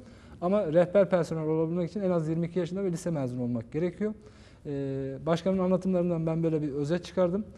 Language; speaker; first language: Turkish; native; Turkish